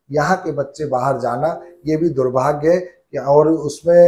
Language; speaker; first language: Hindi; native; Hindi